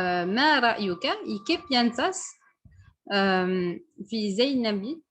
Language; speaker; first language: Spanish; non-native, fluent; French